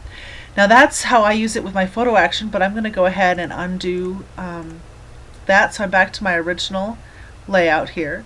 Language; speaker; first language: English; native; English